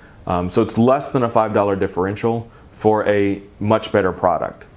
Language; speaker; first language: English; native; English